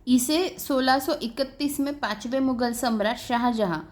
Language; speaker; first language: Hindi; non-native, local second language; Marathi